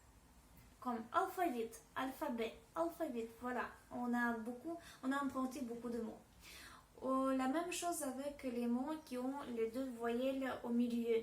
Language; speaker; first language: French; non-native, fluent; Russian